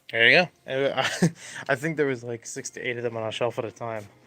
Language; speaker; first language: English; native; English